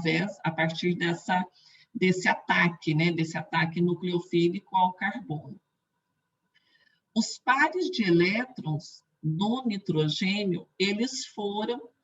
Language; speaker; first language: Portuguese; native; Portuguese